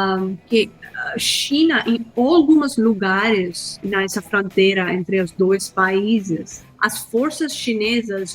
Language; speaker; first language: Portuguese; non-native, fluent; Hindi